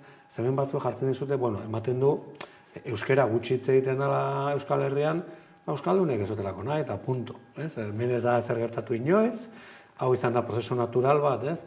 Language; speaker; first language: Basque; native; Basque